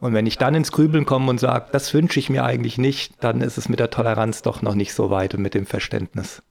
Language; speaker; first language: German; native; German